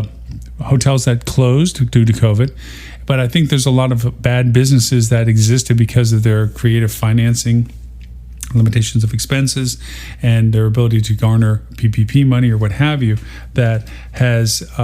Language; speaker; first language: English; native; English